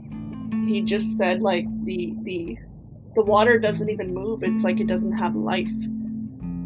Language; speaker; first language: English; native; English